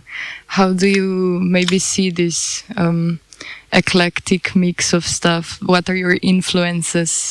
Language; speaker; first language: English; non-native, fluent; Slovenian